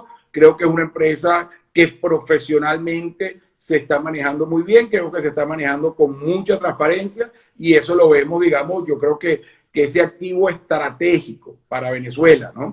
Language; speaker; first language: Spanish; native; Spanish